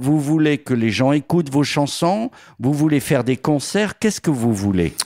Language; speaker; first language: French; native; French